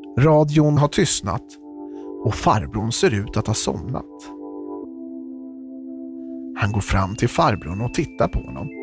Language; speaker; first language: Swedish; native; Swedish